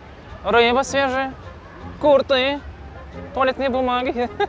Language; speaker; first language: Russian; non-native, local second language; Kazakh